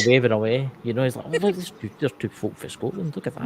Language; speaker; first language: English; native; English